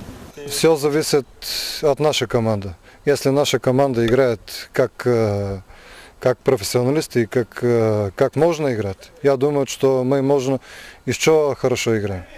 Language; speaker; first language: Russian; non-native, learner; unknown